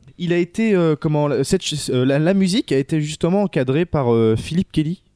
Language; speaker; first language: French; native; French